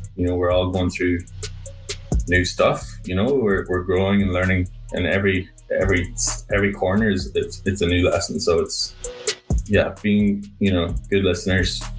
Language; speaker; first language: English; native; English